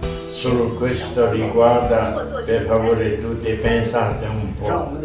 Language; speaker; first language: Italian; non-native, fluent; Tibetan